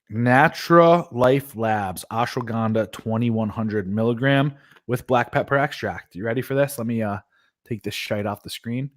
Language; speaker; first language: English; native; English